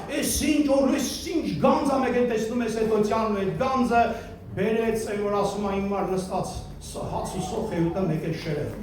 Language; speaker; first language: Armenian; early bilingual, heritage; Armenian